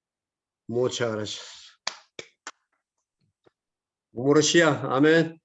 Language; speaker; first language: Spanish; non-native, learner; Korean